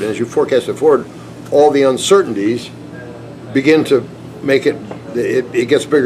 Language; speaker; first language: English; native; English